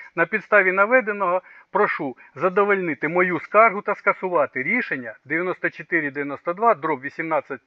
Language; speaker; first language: Ukrainian; non-native, local second language; Russian